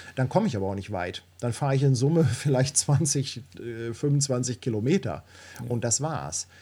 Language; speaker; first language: German; native; German